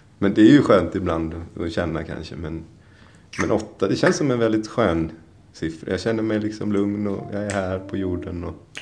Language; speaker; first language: Swedish; native; Swedish